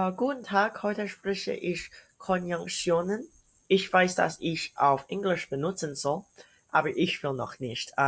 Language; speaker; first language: German; non-native, learner; English